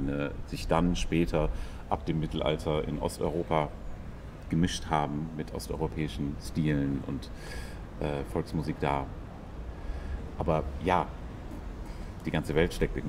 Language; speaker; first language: German; native; German